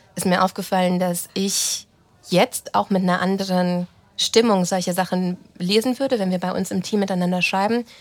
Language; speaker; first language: German; early bilingual, other home language; Romanian